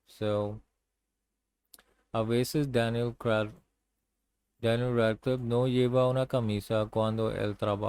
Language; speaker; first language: Spanish; non-native, learner; English